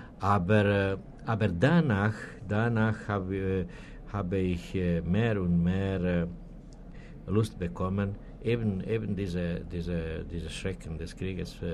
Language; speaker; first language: German; non-native, fluent; Serbian